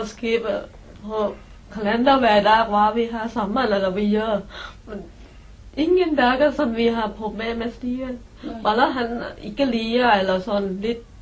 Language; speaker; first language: Norwegian; non-native, learner; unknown